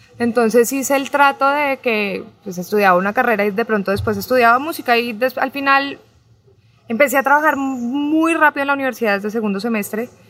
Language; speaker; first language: Spanish; native; Spanish